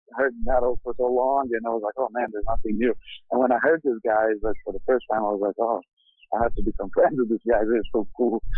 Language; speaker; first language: English; non-native, fluent; Portuguese